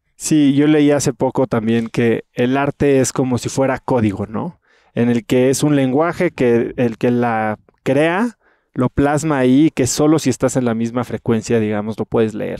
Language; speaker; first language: Spanish; native; Spanish